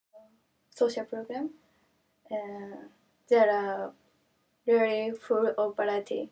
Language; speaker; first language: English; non-native, learner; Japanese